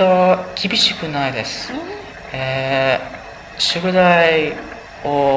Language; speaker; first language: Japanese; non-native, learner; English